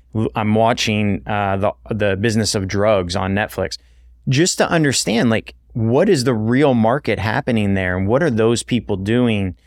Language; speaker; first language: English; native; English